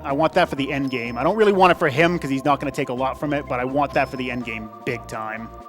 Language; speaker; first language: English; native; English